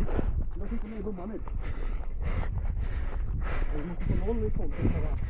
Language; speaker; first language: Swedish; native; Swedish